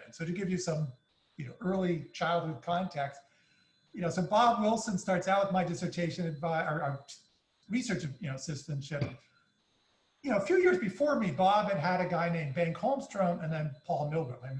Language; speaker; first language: English; native; English